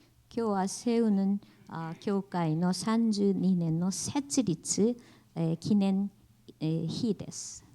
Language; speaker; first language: Japanese; non-native, learner; Korean